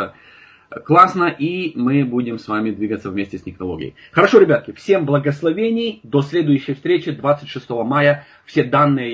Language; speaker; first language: Russian; native; Russian